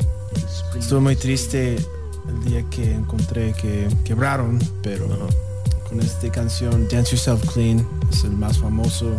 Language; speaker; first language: Spanish; non-native, learner; English